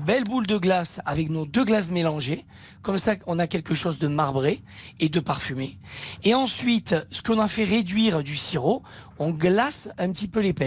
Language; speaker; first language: French; native; French